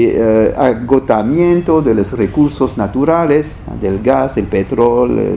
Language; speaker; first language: Spanish; non-native, fluent; French